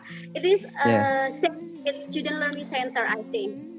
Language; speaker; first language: English; non-native, learner; Indonesian